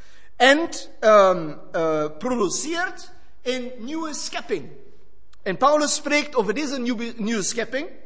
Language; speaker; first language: Dutch; non-native, fluent; German